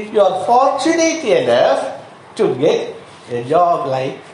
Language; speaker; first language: English; non-native, local second language; Tamil